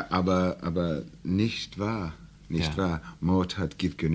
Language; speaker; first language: German; non-native, learner; English